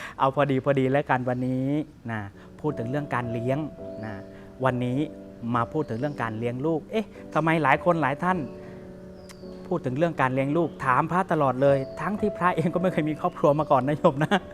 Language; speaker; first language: Thai; native; Thai